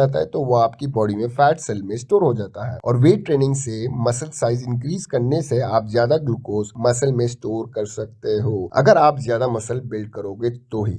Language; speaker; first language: Hindi; native; Hindi